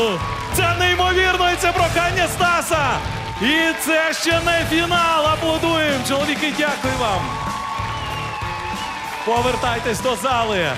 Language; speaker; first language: Ukrainian; native; Ukrainian